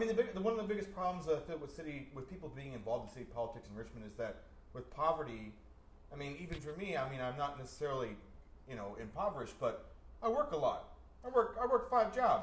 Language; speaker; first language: English; native; English